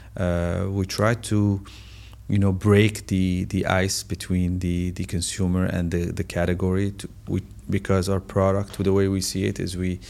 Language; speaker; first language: English; non-native, fluent; Arabic